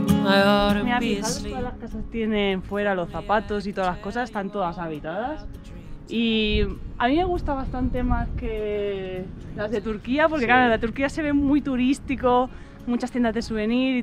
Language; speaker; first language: Spanish; native; Spanish